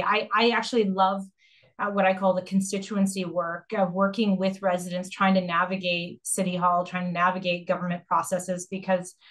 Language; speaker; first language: English; native; English